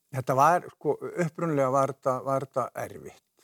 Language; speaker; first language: Icelandic; native; Icelandic